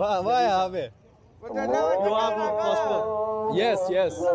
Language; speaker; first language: English; non-native, learner; Turkish